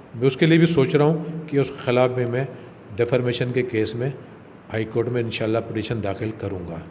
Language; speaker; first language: Urdu; native; Urdu